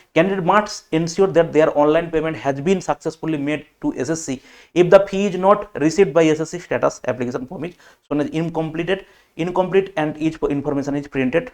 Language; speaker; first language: English; non-native, local second language; Bangla